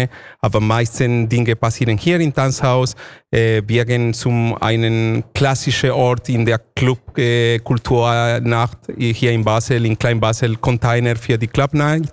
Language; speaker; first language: German; non-native, fluent; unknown